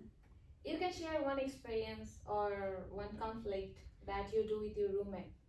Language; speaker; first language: English; non-native, fluent; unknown